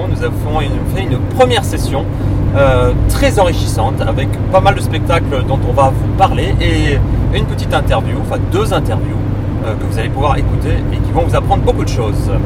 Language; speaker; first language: French; native; French